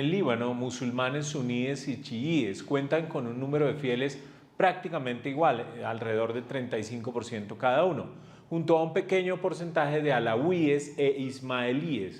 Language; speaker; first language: Spanish; native; Spanish